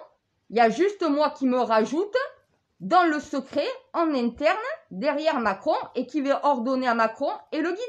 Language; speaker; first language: French; native; French